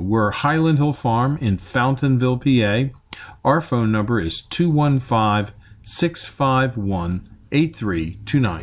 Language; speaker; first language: English; native; English